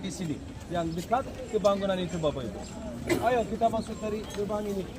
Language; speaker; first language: Indonesian; non-native, fluent; Turkish